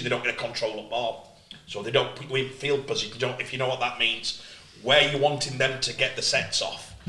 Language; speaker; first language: English; native; English